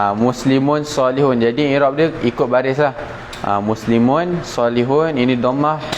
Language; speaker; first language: Malay; native; Malay